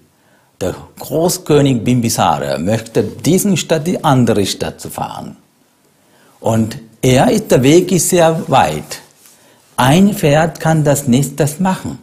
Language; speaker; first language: German; non-native, fluent; Sinhala